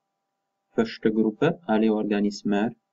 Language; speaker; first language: Norwegian; non-native, fluent; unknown